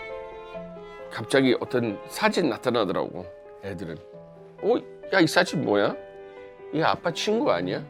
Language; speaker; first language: Korean; non-native, fluent; English